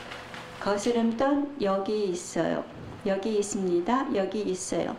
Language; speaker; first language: Korean; non-native, fluent; Chinese